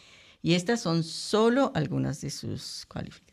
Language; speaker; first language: Spanish; native; Spanish